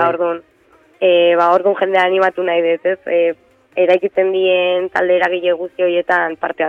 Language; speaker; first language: Basque; native; Basque